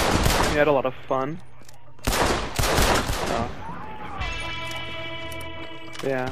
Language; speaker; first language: English; native; English